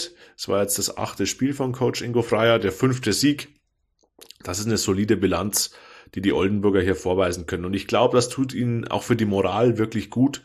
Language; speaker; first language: German; native; German